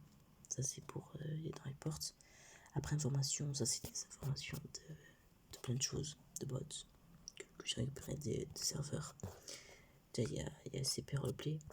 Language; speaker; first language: French; native; French